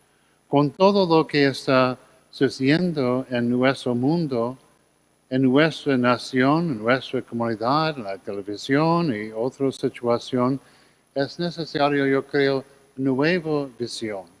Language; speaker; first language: Spanish; non-native, learner; English